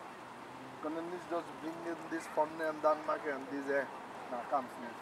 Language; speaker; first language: German; non-native, learner; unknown